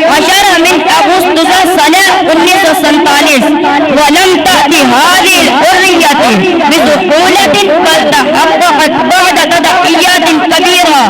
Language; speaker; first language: Arabic; non-native, learner; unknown